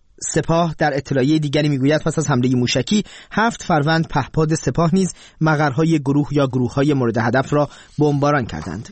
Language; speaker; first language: Persian; native; Persian